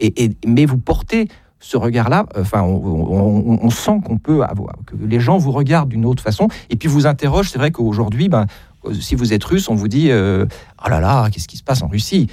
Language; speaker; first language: French; native; French